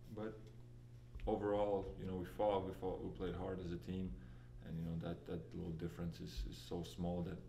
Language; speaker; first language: English; non-native, fluent; Latvian